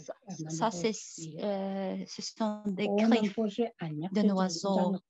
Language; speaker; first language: French; non-native, fluent; Tuvinian